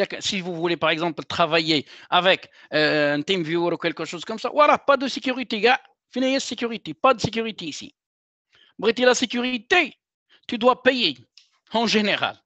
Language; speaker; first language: French; non-native, local second language; Arabic